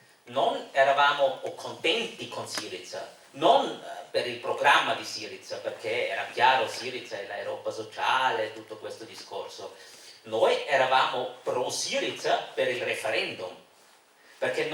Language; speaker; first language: Italian; non-native, fluent; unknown